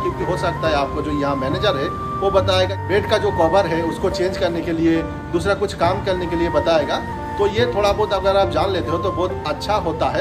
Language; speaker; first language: Hindi; non-native, local second language; Bangla